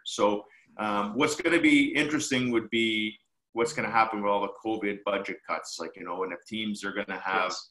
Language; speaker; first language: English; native; English